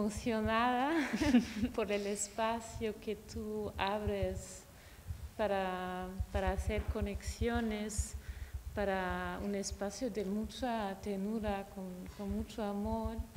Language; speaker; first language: Spanish; non-native, fluent; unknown